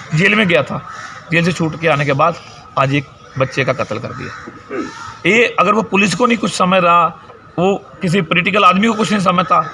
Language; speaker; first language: Hindi; non-native, local second language; Punjabi